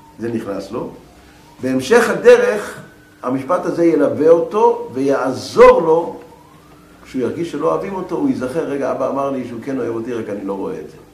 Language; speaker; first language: Hebrew; native; Hebrew